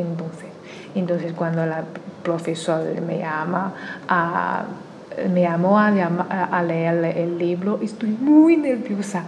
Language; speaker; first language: Spanish; non-native, learner; Chinese